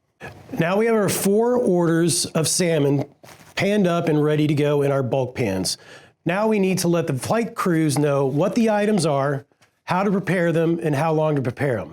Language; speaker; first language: English; native; English